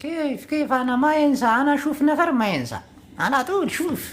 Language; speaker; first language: Arabic; non-native, learner; Amharic